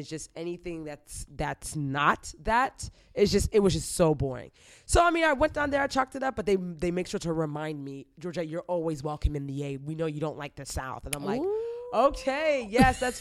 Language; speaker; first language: English; native; English